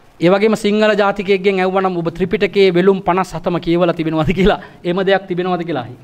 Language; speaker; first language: Sinhala; non-native, local second language; Tamil